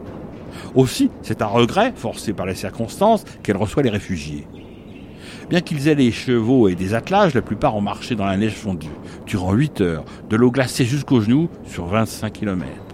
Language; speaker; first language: French; native; French